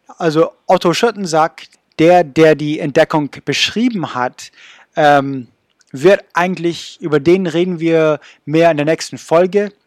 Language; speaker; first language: German; non-native, fluent; English